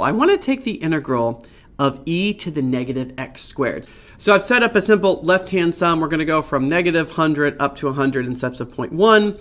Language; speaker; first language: English; native; English